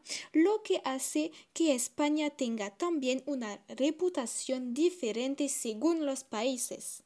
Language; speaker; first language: Spanish; non-native, learner; French